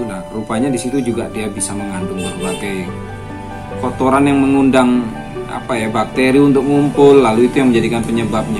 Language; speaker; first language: Indonesian; native; Indonesian